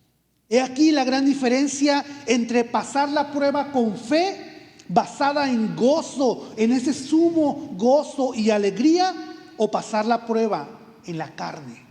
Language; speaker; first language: Spanish; native; Spanish